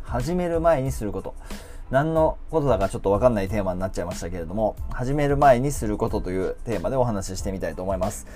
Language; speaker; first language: Japanese; native; Japanese